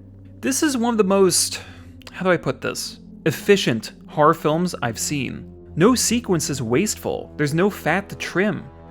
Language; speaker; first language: English; native; English